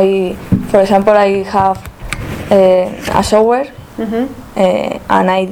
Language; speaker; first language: English; non-native, learner; Spanish